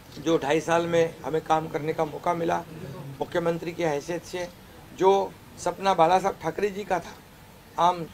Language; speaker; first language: Hindi; non-native, local second language; Marathi